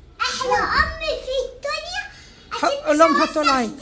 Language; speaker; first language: Arabic; native; Arabic